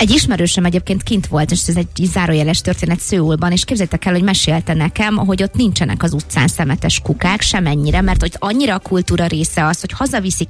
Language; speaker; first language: Hungarian; native; Hungarian